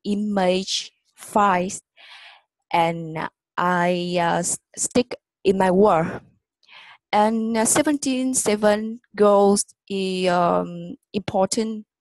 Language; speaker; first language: English; non-native, learner; Vietnamese